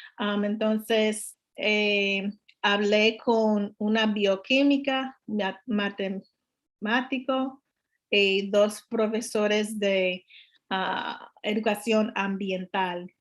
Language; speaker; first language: Spanish; non-native, learner; English